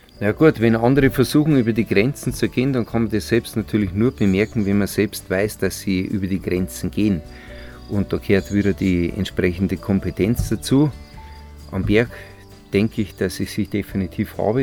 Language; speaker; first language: German; native; German